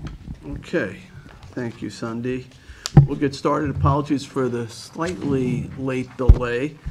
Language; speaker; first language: English; native; English